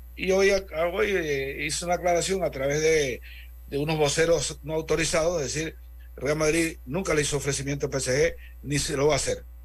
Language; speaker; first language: Spanish; native; Spanish